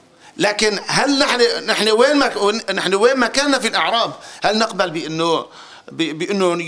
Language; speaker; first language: Arabic; native; Arabic